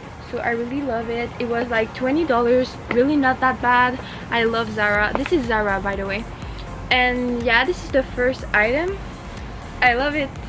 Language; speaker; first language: English; non-native, learner; French